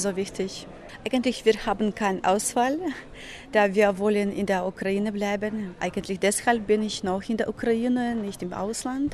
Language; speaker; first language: German; non-native, fluent; Ukrainian